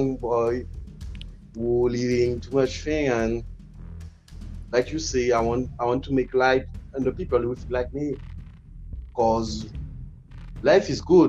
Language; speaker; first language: English; non-native, learner; French